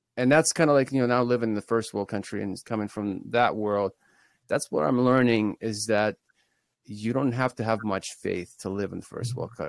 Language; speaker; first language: English; early bilingual, other home language; Russian